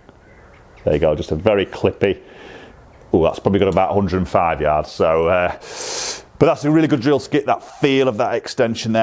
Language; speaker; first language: English; native; English